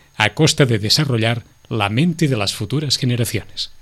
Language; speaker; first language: Spanish; non-native, local second language; Catalan